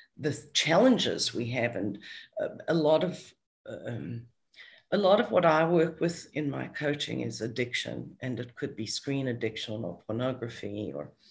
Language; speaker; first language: English; native; English